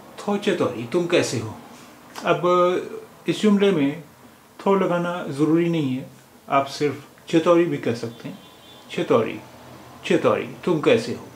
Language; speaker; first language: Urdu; native; Urdu